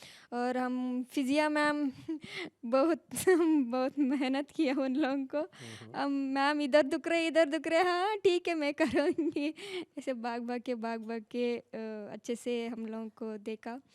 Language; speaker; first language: Hindi; non-native, local second language; Kannada